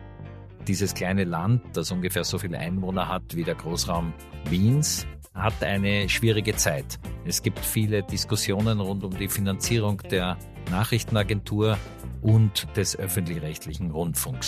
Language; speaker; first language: German; native; German